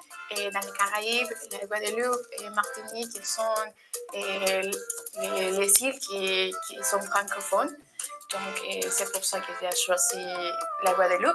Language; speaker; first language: French; non-native, learner; Spanish